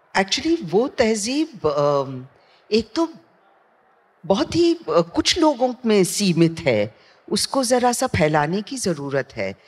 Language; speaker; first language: Hindi; non-native, local second language; Gujarati